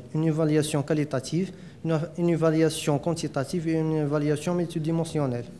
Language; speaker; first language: French; non-native, local second language; Arabic